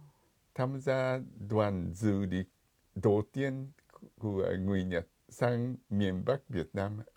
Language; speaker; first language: Vietnamese; non-native, fluent; Japanese